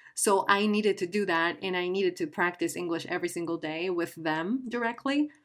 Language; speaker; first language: English; non-native, fluent; Spanish